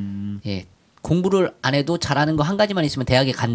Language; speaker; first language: Korean; native; Korean